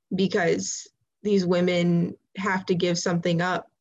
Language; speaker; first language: English; native; English